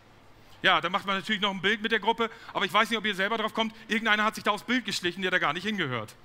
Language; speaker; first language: German; native; German